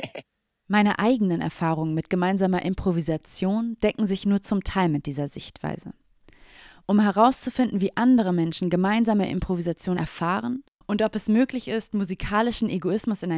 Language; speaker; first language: German; native; German